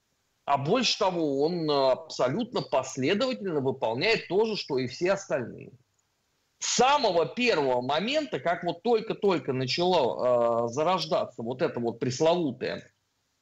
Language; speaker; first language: Russian; native; Russian